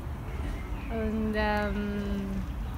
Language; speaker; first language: German; non-native, learner; Spanish